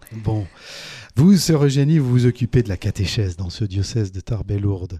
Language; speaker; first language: French; native; French